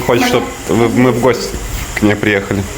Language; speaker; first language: Russian; native; Russian